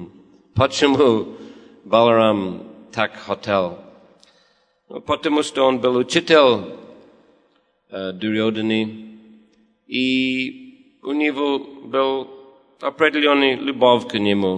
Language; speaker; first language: Russian; non-native, learner; English